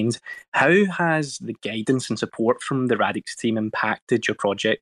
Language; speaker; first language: English; native; English